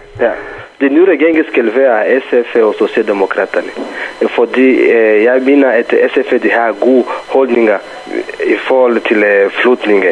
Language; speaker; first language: Danish; non-native, fluent; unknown